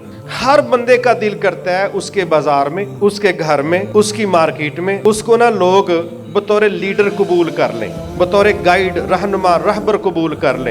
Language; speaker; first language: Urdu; non-native, local second language; Punjabi